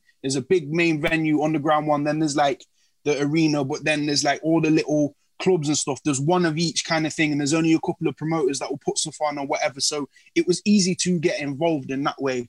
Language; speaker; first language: English; native; English